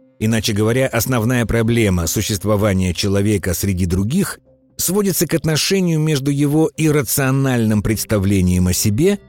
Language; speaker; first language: Russian; native; Russian